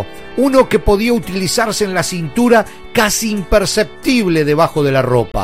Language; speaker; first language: Spanish; native; Spanish